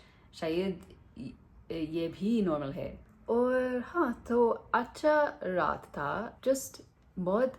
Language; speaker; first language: Hindi; non-native, learner; English